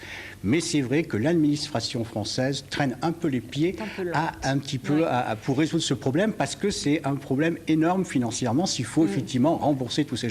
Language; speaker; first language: French; native; French